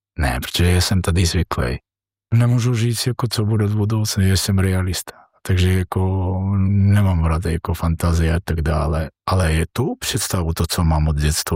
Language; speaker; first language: Czech; non-native, learner; Georgian